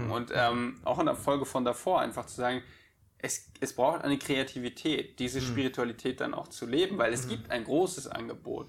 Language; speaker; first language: German; native; German